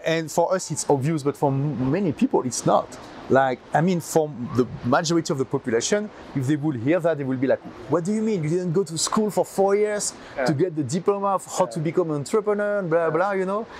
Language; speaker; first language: English; non-native, fluent; French